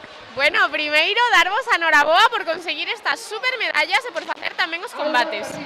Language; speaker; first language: Galician; native; Galician